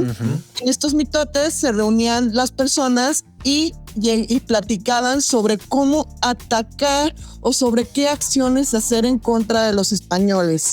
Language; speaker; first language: Spanish; native; Spanish